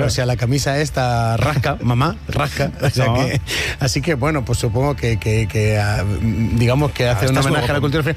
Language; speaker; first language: Spanish; native; Spanish